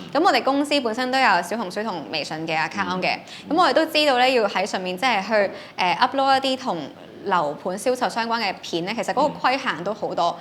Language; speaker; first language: Cantonese; native; Cantonese